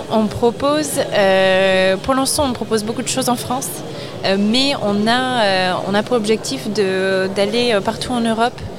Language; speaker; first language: French; non-native, fluent; English